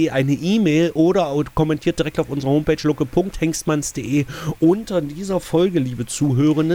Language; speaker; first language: German; native; German